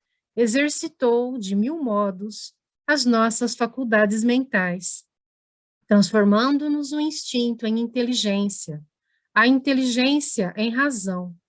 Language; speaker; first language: Portuguese; native; Portuguese